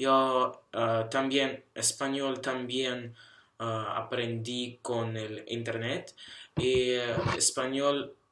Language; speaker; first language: Spanish; non-native, learner; Russian